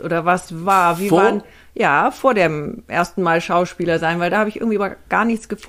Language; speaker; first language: German; native; German